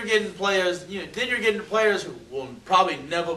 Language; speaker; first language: English; native; English